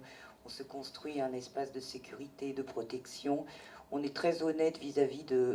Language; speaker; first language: French; native; French